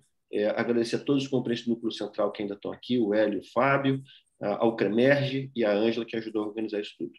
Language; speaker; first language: Portuguese; native; Portuguese